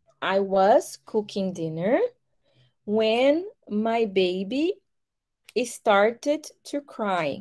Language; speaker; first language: English; non-native, fluent; Portuguese